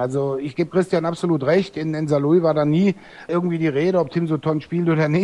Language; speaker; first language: German; native; German